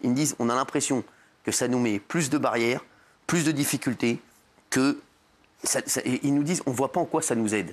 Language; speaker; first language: French; native; French